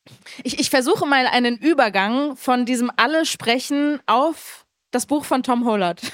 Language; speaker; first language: German; native; German